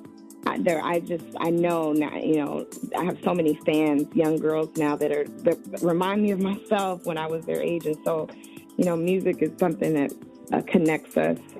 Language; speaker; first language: English; native; English